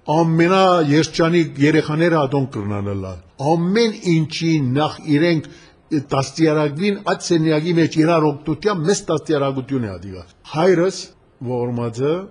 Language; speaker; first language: Armenian; early bilingual, heritage; Armenian